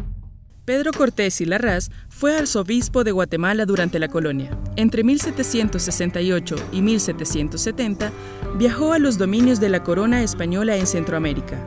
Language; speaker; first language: Spanish; native; Spanish